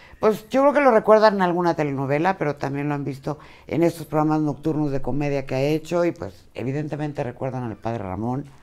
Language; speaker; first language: Spanish; native; Spanish